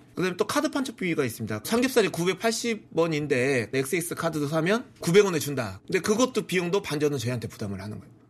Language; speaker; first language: Korean; native; Korean